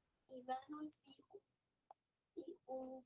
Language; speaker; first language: Arabic; non-native, learner; English